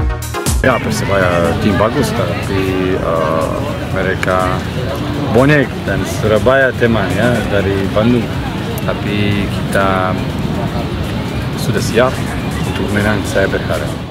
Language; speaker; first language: Indonesian; non-native, learner; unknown